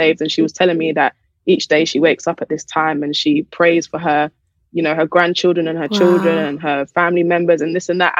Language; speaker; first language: English; native; English